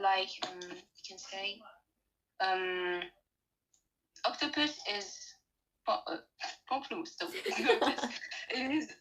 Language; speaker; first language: English; non-native, learner; French